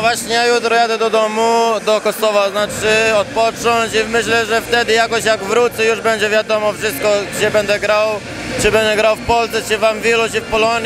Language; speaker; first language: Polish; non-native, fluent; Albanian